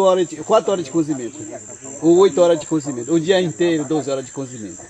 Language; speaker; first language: Portuguese; non-native, local second language; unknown